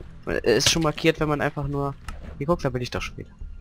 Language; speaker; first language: German; native; German